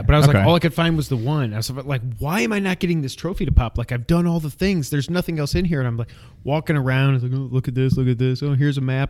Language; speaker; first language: English; native; English